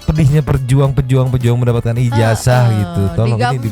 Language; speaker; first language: Indonesian; native; Indonesian